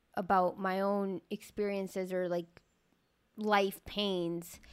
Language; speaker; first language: English; early bilingual, other home language; Spanish